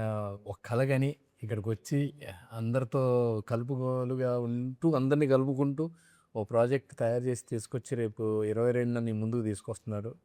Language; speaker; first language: Telugu; native; Telugu